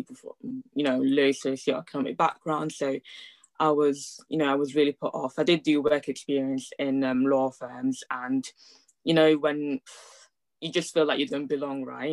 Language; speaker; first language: English; early bilingual, other home language; Italian